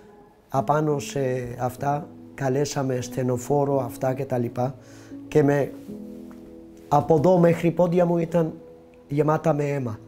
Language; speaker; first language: Greek; non-native, fluent; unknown